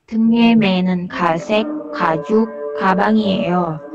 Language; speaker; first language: Korean; non-native, learner; Indonesian